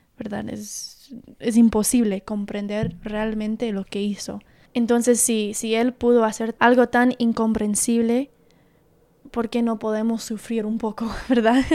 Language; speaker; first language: Spanish; early bilingual, heritage; Spanish